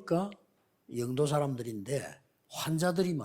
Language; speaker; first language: Korean; native; Korean